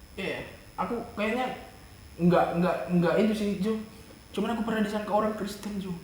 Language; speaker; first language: Indonesian; native; Indonesian